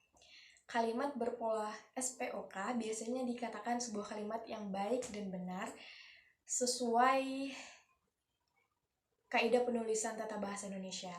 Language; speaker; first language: Indonesian; native; Indonesian